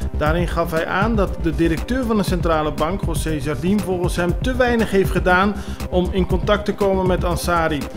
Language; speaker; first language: Dutch; non-native, local second language; Papiamento